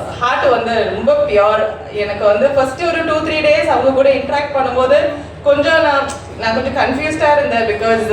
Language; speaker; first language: Tamil; non-native, learner; Malayalam